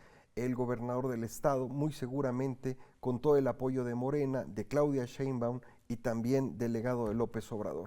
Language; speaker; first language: Spanish; native; Spanish